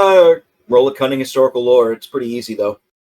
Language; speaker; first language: English; native; English